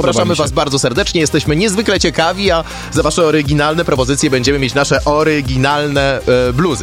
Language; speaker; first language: Polish; native; Polish